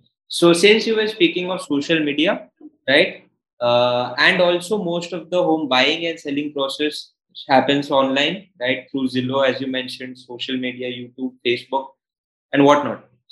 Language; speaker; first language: English; non-native, local second language; Hindi